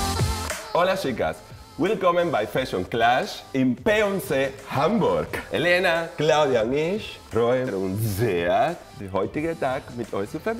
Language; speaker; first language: German; non-native, fluent; Spanish